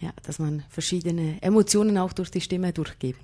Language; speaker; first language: German; native; German